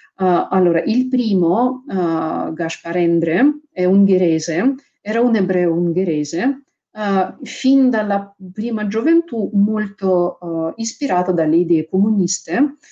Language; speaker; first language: Italian; non-native, fluent; Russian